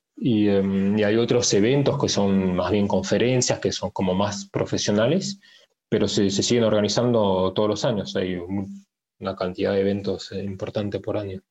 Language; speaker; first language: Spanish; early bilingual, heritage; Spanish